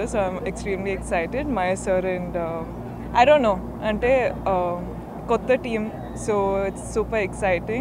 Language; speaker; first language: Telugu; non-native, fluent; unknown